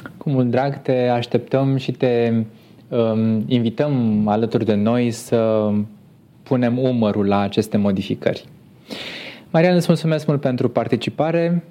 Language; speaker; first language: Romanian; native; Romanian